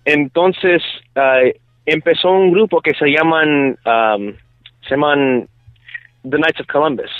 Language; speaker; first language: Spanish; early bilingual, other home language; English